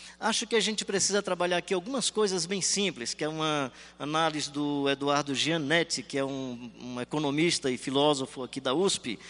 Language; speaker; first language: Portuguese; native; Portuguese